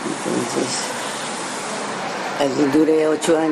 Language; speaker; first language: Spanish; early bilingual, other home language; Japanese